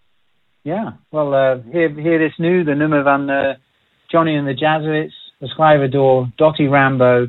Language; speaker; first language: Dutch; non-native, fluent; English